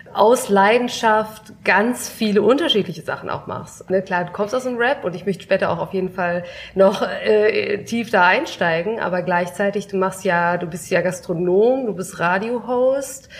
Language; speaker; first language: German; native; German